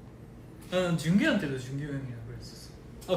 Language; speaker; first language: Korean; non-native, fluent; Japanese